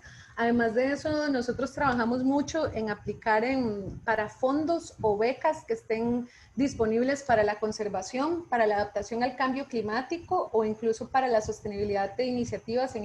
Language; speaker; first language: Spanish; native; Spanish